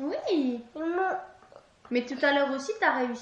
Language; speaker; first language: French; native; French